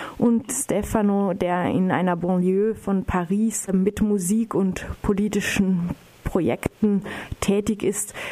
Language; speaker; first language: German; native; German